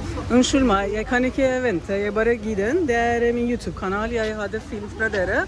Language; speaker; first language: Norwegian; non-native, learner; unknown